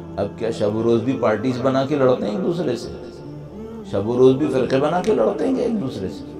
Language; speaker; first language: Urdu; native; Urdu